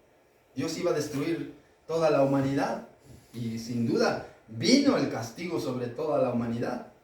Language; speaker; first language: Spanish; native; Spanish